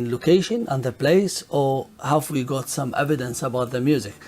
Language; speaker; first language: English; non-native, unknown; Arabic